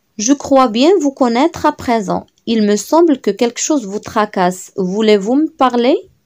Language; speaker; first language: French; non-native, local second language; Arabic